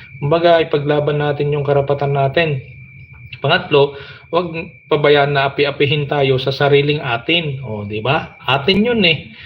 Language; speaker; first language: Filipino; non-native, local second language; Iloko